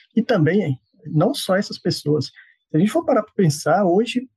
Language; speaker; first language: Portuguese; native; Portuguese